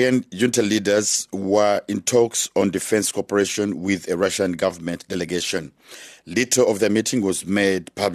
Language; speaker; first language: English; non-native, local second language; Kinyarwanda